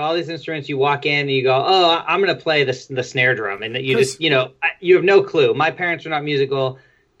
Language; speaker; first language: English; native; English